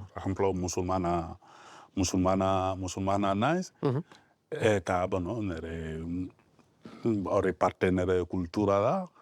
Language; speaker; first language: Basque; non-native, learner; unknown